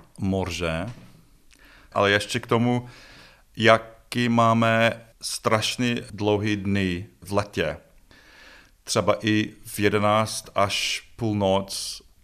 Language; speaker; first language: Czech; non-native, learner; English